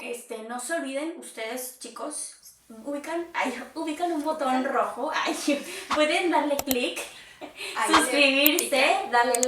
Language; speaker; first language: Spanish; native; Spanish